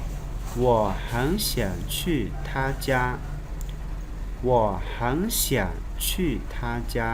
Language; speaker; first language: Chinese; non-native, learner; Lao